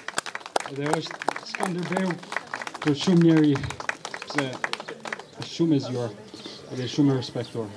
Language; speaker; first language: Albanian; early bilingual, heritage; Albanian